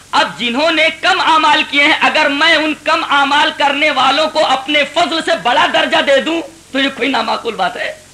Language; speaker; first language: Urdu; native; Urdu